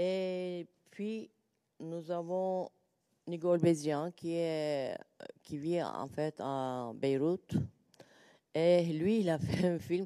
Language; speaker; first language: French; non-native, learner; Turkish